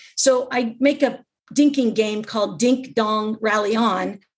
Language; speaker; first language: English; native; English